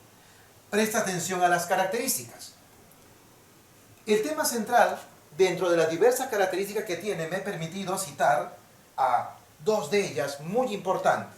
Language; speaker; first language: Spanish; native; Spanish